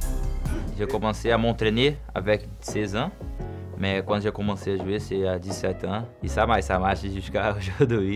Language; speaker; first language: French; non-native, learner; Portuguese